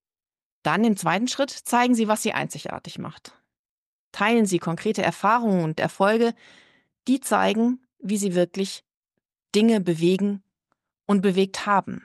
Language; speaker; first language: German; native; German